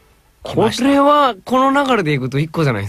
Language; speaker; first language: Japanese; native; Japanese